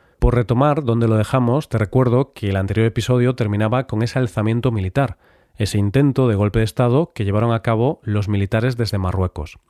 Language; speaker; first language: Spanish; native; Spanish